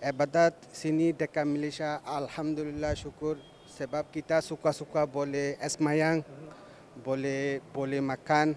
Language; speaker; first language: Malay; non-native, learner; Rohingya